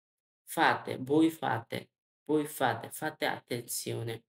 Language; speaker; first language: Italian; non-native, learner; Bangla